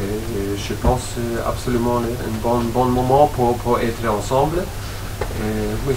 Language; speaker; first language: French; non-native, fluent; German